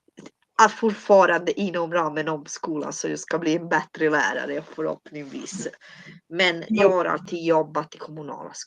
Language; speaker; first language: Swedish; non-native, fluent; Italian